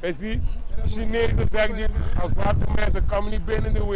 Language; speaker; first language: Dutch; non-native, learner; Papiamento